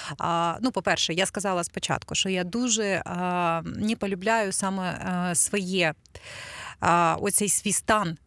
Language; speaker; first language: Ukrainian; non-native, local second language; Russian